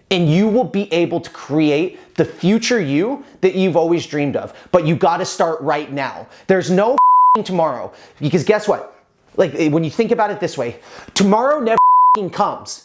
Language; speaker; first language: English; native; English